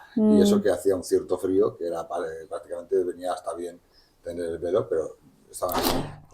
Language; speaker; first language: Spanish; native; Spanish